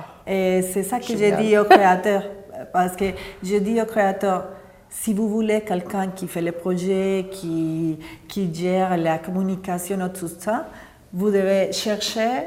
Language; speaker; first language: French; non-native, fluent; Spanish